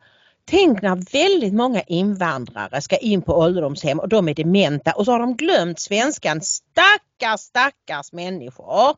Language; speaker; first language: Swedish; native; Swedish